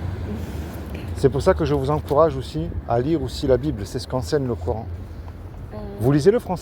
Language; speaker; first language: French; native; French